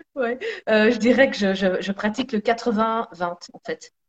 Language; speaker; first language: French; native; French